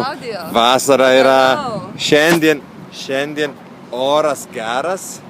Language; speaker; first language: Lithuanian; non-native, learner; Italian